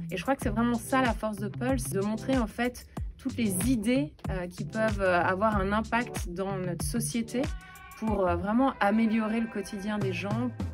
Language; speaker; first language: French; native; French